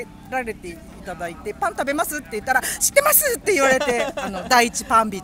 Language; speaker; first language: Japanese; native; Japanese